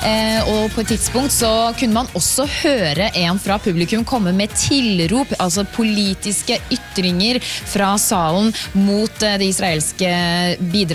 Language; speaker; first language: Norwegian; native; Norwegian